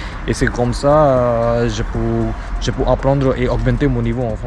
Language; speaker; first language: French; non-native, learner; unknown